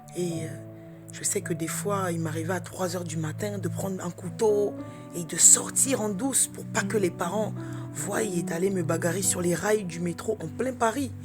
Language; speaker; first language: French; early bilingual, other home language; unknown